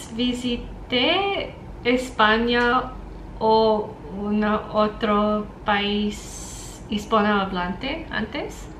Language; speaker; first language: Spanish; non-native, learner; Afrikaans